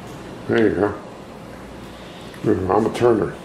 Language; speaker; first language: English; native; English